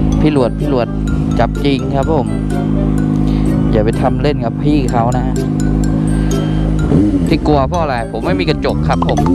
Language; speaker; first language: Thai; native; Thai